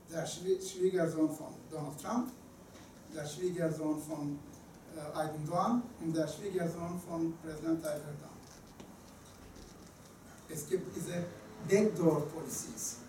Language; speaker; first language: German; non-native, fluent; Turkish